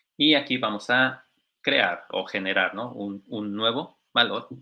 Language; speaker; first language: Spanish; native; Spanish